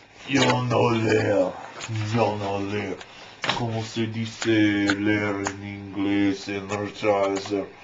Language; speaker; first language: Spanish; non-native, learner; English